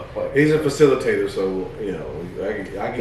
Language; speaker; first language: English; native; English